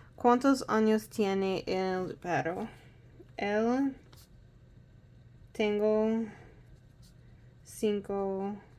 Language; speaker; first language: Spanish; non-native, learner; English